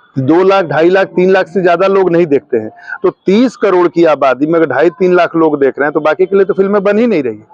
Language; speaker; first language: Hindi; non-native, local second language; Bhojpuri